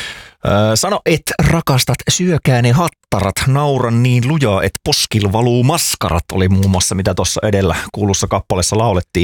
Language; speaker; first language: Finnish; native; Finnish